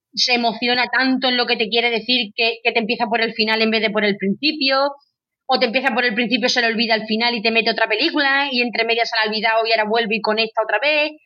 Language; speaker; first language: Spanish; native; Spanish